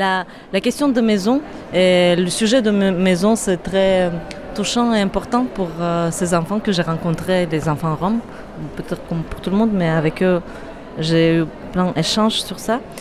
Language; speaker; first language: French; non-native, fluent; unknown